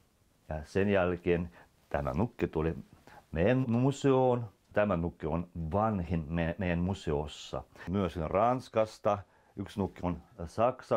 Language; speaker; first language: Finnish; non-native, local second language; Russian